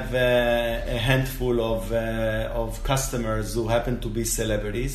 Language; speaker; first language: English; non-native, fluent; Spanish